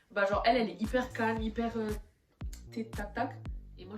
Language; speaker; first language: French; native; French